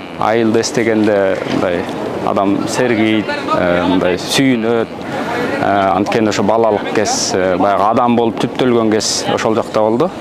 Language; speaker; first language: Kyrgyz; native; Kyrgyz